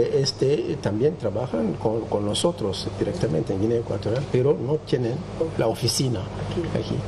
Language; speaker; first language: Spanish; non-native, fluent; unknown